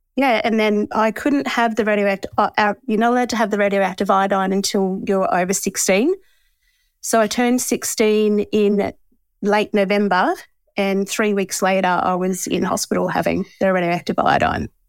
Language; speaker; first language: English; native; English